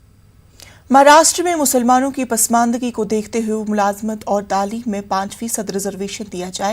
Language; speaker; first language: Hindi; native; Hindi